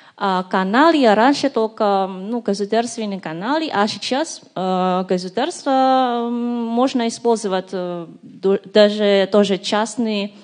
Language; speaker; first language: Russian; non-native, learner; Indonesian